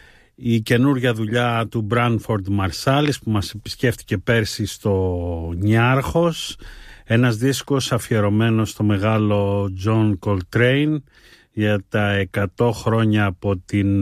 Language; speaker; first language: Greek; native; Greek